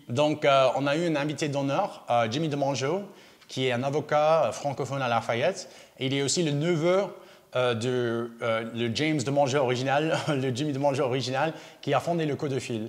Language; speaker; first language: French; non-native, local second language; English